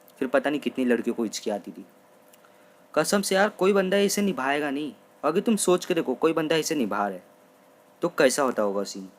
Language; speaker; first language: Hindi; non-native, local second language; Marathi